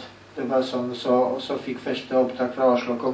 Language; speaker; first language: Norwegian; non-native, learner; Polish